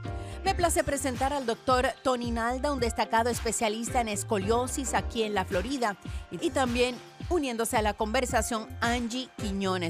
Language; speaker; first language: Spanish; native; Spanish